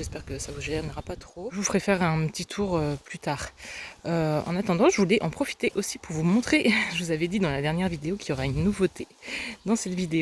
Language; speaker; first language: French; native; French